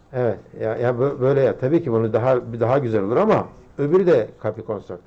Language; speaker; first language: Turkish; native; Turkish